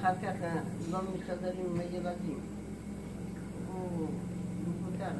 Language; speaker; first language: Hebrew; non-native, learner; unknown